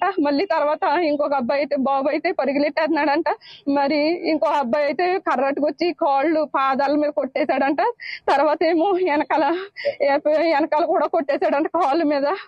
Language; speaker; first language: Telugu; native; Telugu